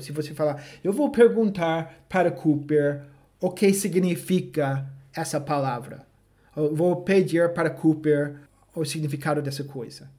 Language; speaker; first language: Portuguese; non-native, fluent; English